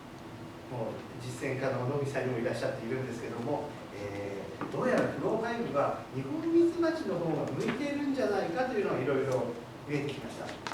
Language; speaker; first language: Japanese; native; Japanese